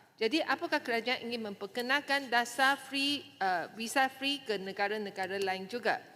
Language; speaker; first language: Malay; non-native, local second language; Chinese